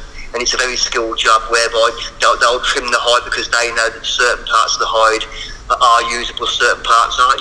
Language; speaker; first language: English; native; English